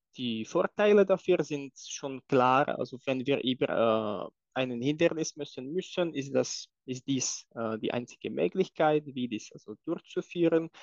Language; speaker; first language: German; non-native, fluent; Czech